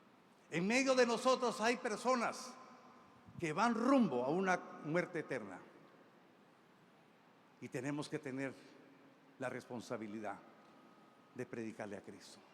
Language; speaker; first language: Spanish; native; Spanish